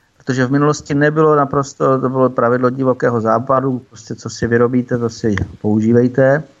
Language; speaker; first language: Czech; native; Czech